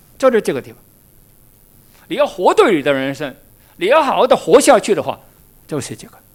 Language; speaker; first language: Chinese; non-native, local second language; Min Nan Chinese